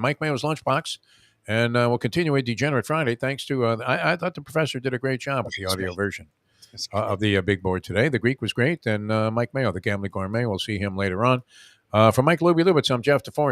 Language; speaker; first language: English; native; English